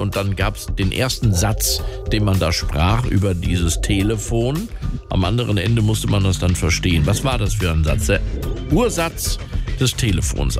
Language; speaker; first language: German; native; German